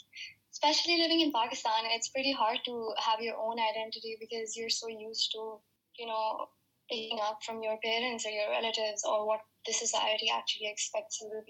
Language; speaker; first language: English; non-native, local second language; Urdu